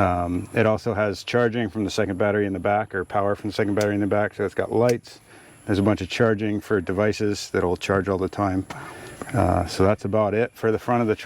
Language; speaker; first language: English; native; English